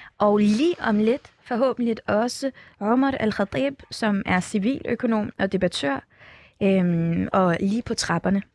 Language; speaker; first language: Danish; early bilingual, other home language; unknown